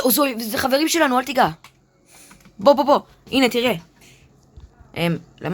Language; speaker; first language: Hebrew; native; Hebrew